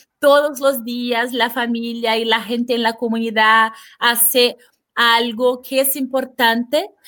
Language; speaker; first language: Spanish; non-native, fluent; Portuguese